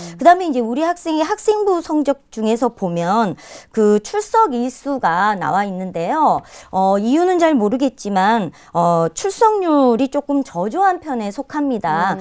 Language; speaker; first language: Korean; native; Korean